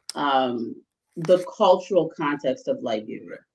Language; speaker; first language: English; early bilingual, other home language; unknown